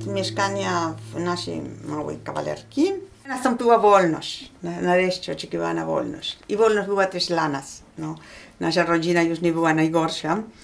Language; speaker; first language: Polish; non-native, fluent; Spanish